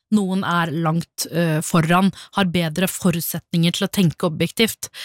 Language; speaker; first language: Norwegian; early bilingual, other home language; Tamil